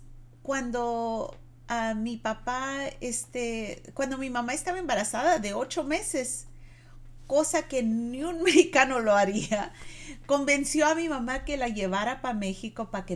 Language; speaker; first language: Spanish; native; Spanish